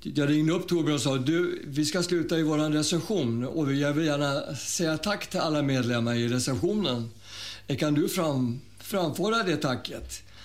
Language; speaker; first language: Swedish; early bilingual, other home language; German